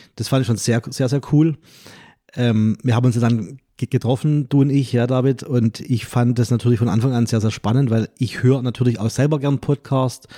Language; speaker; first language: German; non-native, fluent; French